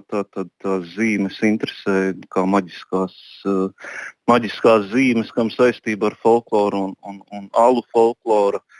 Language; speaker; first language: Latvian; native; Latvian